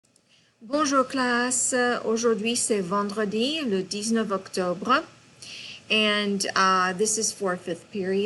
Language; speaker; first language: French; non-native, fluent; English